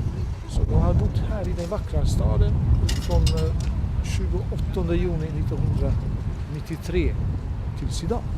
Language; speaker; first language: Swedish; non-native, fluent; Bosnian